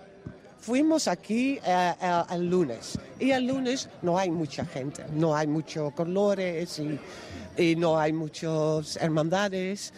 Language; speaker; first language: Spanish; non-native, learner; Dutch